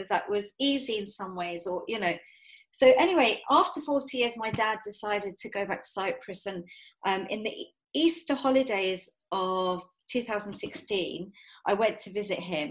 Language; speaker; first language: English; native; English